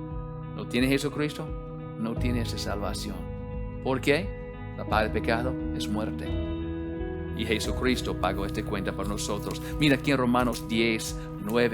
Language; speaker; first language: Spanish; non-native, learner; English